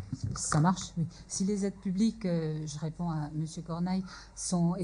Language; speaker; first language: French; native; French